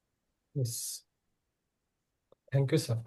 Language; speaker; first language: Hindi; native; Hindi